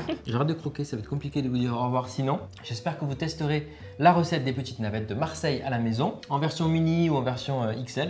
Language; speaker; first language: French; native; French